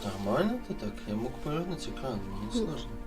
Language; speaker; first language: Russian; native; Russian